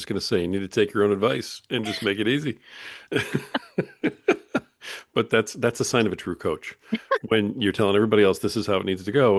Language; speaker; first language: English; native; English